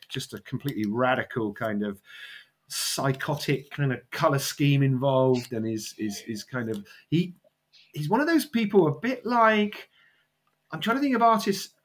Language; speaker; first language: English; native; English